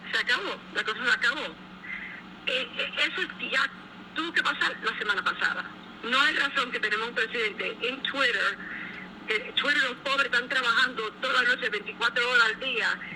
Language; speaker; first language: Spanish; early bilingual, heritage; English